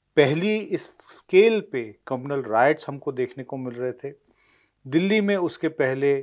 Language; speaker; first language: Hindi; native; Hindi